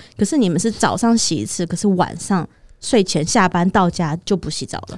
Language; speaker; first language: Chinese; native; Chinese